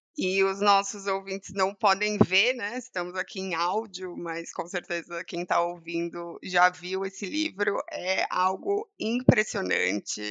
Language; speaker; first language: Portuguese; native; Portuguese